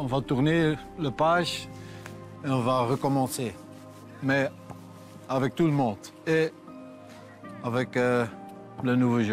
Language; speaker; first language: French; non-native, local second language; Dutch